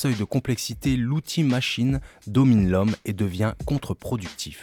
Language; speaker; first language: French; native; French